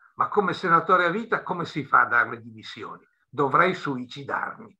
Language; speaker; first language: Italian; native; Italian